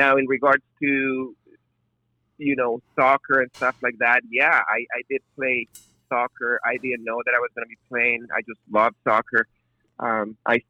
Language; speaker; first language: English; non-native, fluent; Spanish